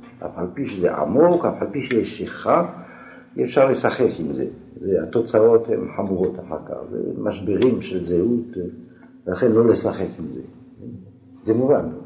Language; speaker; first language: Hebrew; non-native, fluent; French